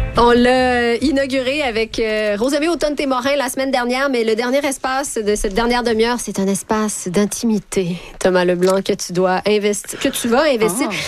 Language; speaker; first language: French; native; French